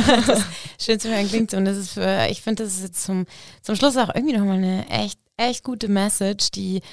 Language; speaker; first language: German; native; German